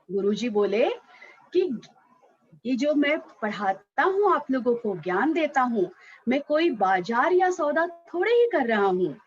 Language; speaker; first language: Hindi; non-native, local second language; Marathi